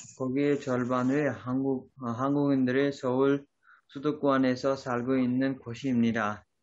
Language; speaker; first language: Korean; non-native, learner; Uzbek